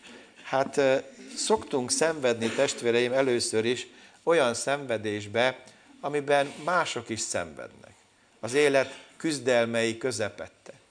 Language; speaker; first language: Hungarian; native; Hungarian